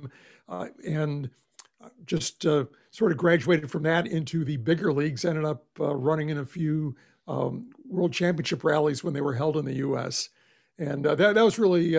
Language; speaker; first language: English; native; English